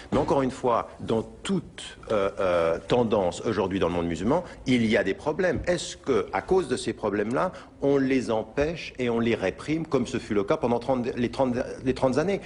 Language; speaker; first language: French; early bilingual, other home language; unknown